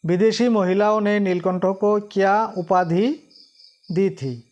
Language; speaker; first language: Hindi; non-native, local second language; Assamese